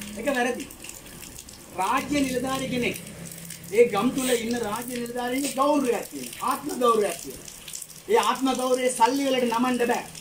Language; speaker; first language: Sinhala; non-native, local second language; Tamil